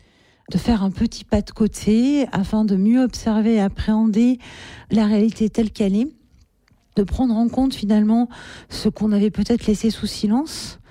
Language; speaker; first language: French; native; French